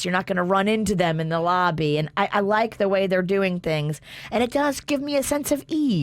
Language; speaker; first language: English; native; English